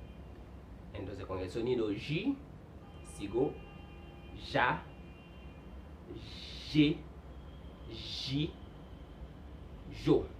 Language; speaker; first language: Spanish; non-native, fluent; Haitian Creole